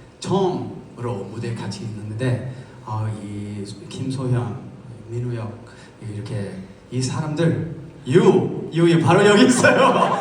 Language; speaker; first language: Korean; non-native, fluent; English